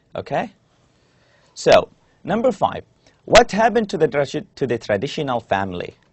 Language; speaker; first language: English; non-native, fluent; Arabic